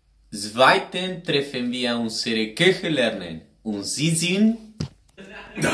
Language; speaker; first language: German; non-native, learner; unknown